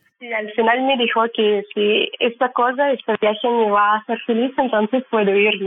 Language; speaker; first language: Spanish; non-native, learner; Russian